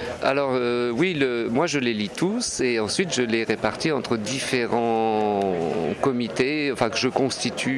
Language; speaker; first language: French; native; French